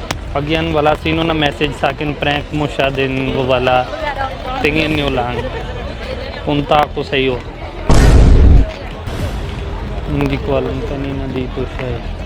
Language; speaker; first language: Filipino; non-native, learner; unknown